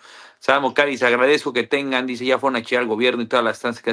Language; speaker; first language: Spanish; native; Spanish